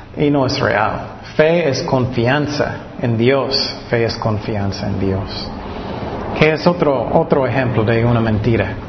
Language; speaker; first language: Spanish; non-native, fluent; English